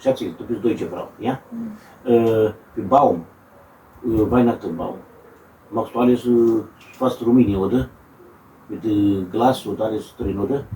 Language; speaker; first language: German; non-native, learner; Romanian